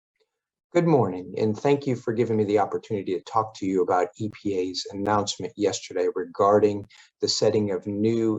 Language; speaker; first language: English; native; English